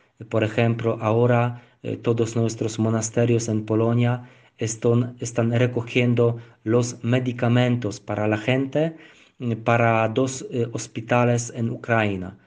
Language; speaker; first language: Spanish; non-native, learner; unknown